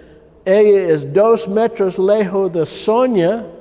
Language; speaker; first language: Spanish; non-native, learner; English